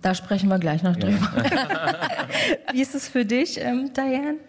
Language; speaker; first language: German; native; German